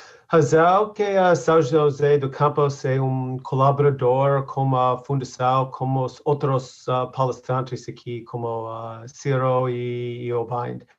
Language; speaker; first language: Portuguese; non-native, learner; English